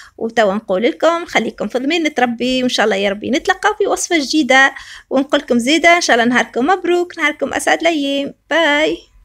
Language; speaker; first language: Arabic; native; Arabic